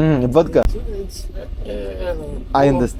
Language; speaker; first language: English; non-native, learner; Korean